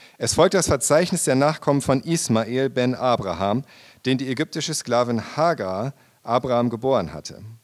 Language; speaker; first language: German; native; German